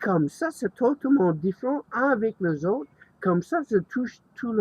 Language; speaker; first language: French; non-native, learner; English